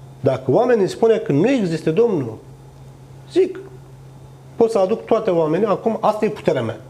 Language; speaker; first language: Romanian; non-native, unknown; Turkish